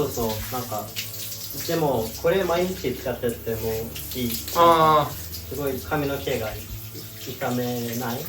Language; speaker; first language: Japanese; non-native, fluent; Swedish